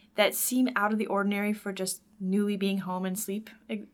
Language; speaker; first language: English; native; English